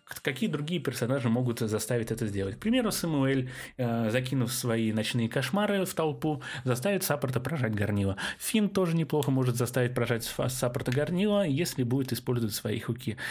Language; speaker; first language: Russian; native; Russian